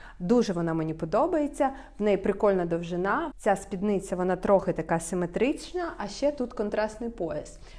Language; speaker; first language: Ukrainian; non-native, local second language; Russian